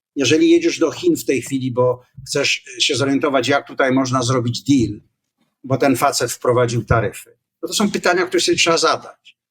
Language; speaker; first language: Polish; native; Polish